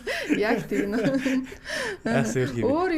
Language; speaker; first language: Mongolian; native; Mongolian